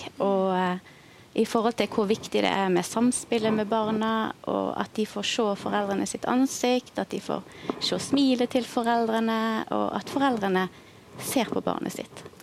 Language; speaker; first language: Norwegian; native; Norwegian